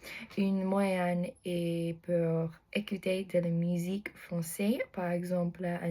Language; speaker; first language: French; non-native, learner; English